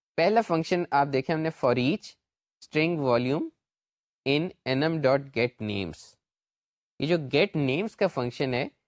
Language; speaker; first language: Urdu; native; Urdu